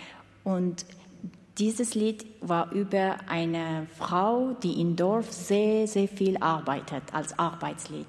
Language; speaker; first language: German; non-native, learner; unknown